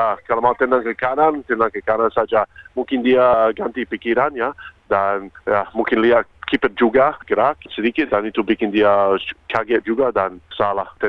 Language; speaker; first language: Indonesian; non-native, fluent; Croatian